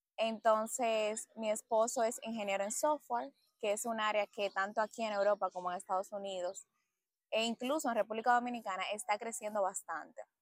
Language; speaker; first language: Spanish; native; Spanish